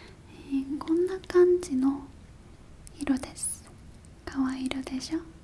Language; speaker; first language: Japanese; non-native, learner; Korean